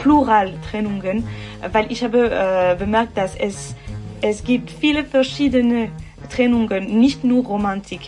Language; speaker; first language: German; non-native, learner; French